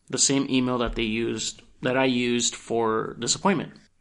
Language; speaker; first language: English; early bilingual, other home language; Spanish